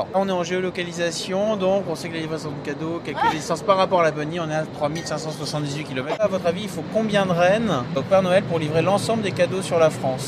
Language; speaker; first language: French; native; French